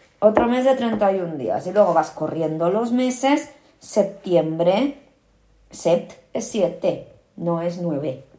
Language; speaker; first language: Spanish; early bilingual, other home language; Korean